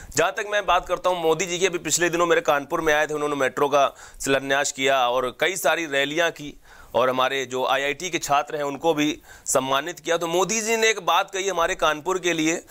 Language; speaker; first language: Hindi; native; Hindi